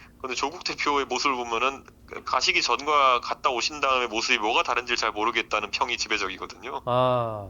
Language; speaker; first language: Korean; native; Korean